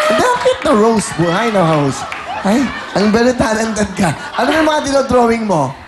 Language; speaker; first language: Filipino; native; Filipino